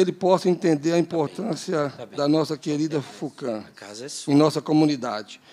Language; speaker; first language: Portuguese; native; Portuguese